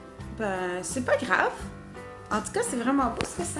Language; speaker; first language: French; native; French